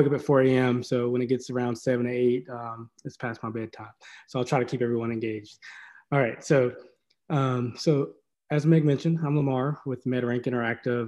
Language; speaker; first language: English; native; English